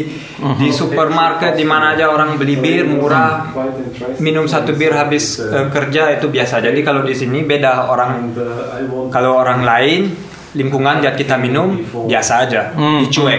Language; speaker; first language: Indonesian; early bilingual, heritage; German